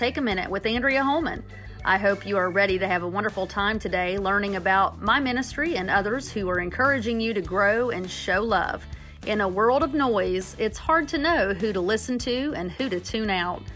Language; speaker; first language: English; native; English